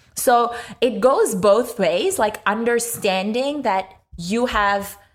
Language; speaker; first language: English; non-native, local second language; Urdu